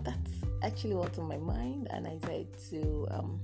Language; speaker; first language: English; non-native, local second language; Yoruba